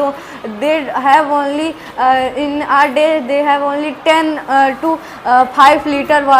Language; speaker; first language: English; non-native, learner; Hindi